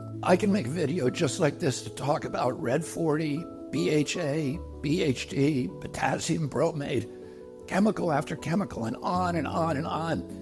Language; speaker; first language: English; native; English